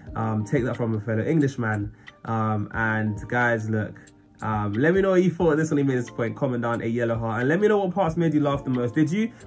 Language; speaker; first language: English; native; English